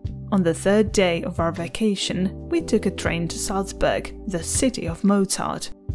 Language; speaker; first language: English; non-native, fluent; Czech